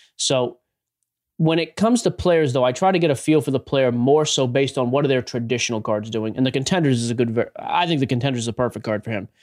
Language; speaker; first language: English; native; English